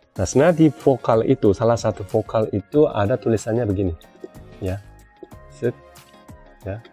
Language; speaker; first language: Indonesian; non-native, fluent; Korean